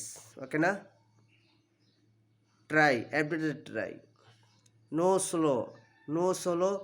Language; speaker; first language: English; non-native, learner; Bangla